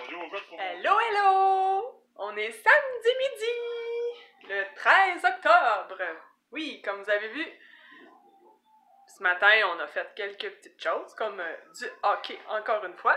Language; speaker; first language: French; native; French